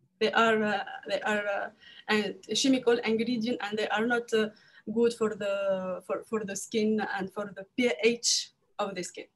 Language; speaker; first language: English; non-native, learner; French